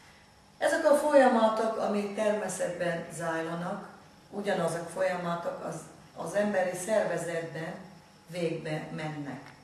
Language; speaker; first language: Hungarian; non-native, fluent; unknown